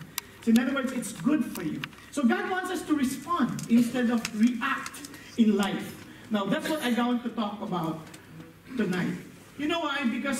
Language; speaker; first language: English; non-native, local second language; Filipino